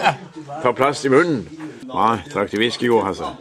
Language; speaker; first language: Swedish; native; Swedish